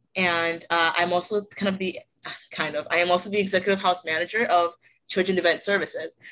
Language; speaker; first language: English; native; English